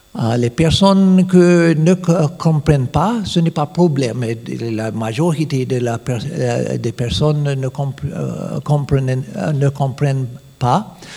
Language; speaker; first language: French; non-native, fluent; English